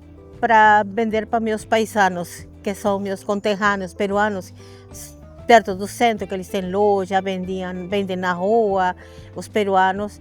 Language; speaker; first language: Portuguese; non-native, fluent; Spanish